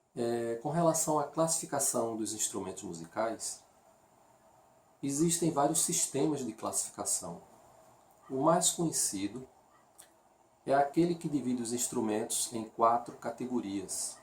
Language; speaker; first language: Portuguese; native; Portuguese